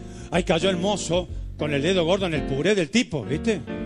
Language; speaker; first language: Spanish; native; Spanish